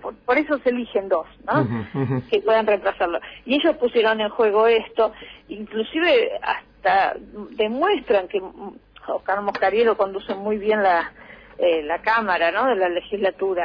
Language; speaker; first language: Spanish; native; Spanish